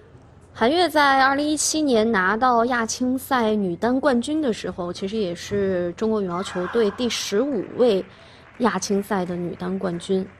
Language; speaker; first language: Chinese; native; Chinese